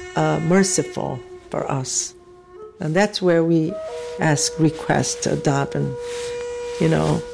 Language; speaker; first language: English; non-native, fluent; Korean